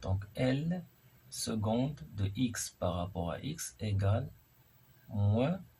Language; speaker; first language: French; non-native, local second language; Arabic